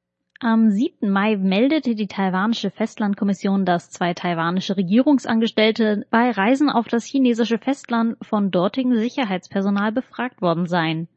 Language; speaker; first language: German; native; German